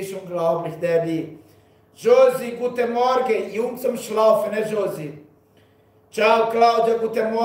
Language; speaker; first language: German; non-native, learner; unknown